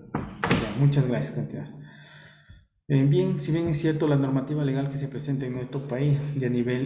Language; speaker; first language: Spanish; native; Spanish